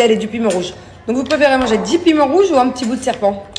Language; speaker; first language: French; native; French